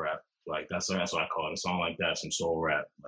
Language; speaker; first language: English; native; English